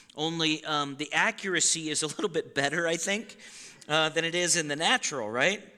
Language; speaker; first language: English; native; English